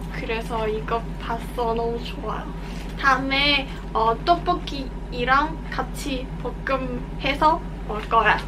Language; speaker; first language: Korean; non-native, learner; Cantonese